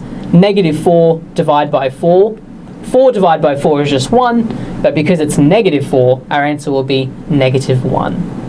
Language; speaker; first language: English; native; English